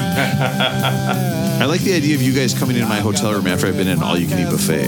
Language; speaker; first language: English; native; English